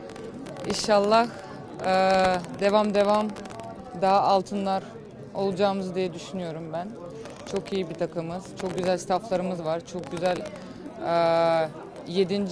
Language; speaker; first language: Turkish; non-native, fluent; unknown